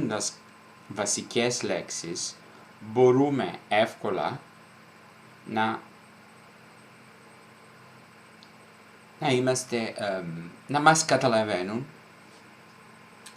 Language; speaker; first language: Greek; non-native, fluent; Italian